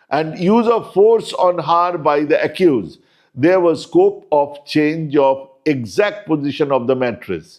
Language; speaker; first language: English; non-native, local second language; Bangla